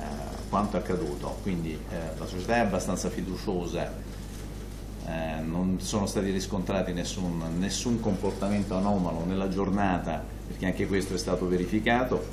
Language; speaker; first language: Italian; native; Italian